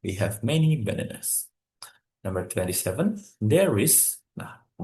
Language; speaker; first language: English; non-native, fluent; Indonesian